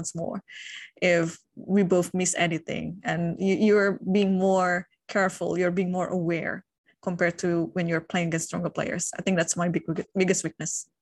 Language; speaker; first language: English; non-native, fluent; Indonesian